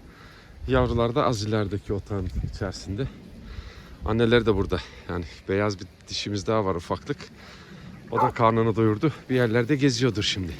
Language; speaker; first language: Turkish; native; Turkish